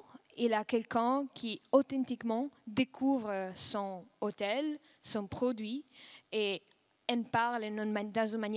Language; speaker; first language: French; non-native, fluent; Russian